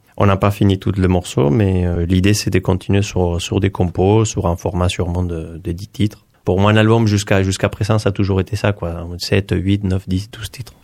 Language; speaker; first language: French; non-native, fluent; Spanish